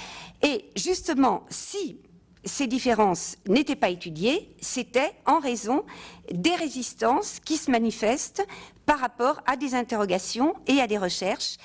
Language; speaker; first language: French; native; French